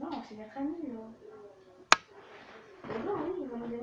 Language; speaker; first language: French; native; French